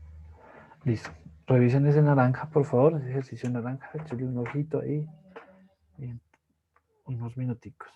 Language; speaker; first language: Spanish; native; Spanish